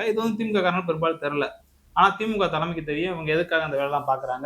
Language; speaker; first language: Tamil; native; Tamil